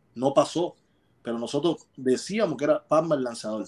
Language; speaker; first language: Spanish; native; Spanish